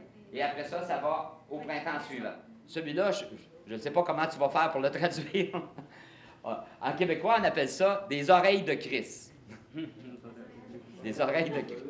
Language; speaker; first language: French; native; French